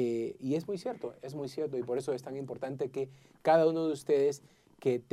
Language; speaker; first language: Spanish; native; Spanish